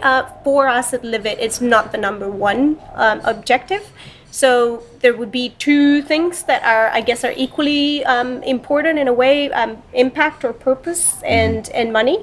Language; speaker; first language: English; non-native, fluent; Romanian